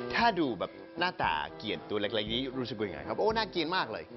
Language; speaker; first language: Thai; non-native, fluent; English